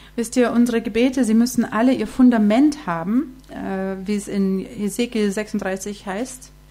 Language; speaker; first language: German; native; German